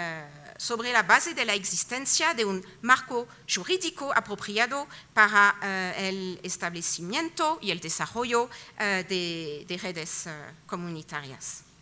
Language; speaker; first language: Spanish; non-native, fluent; French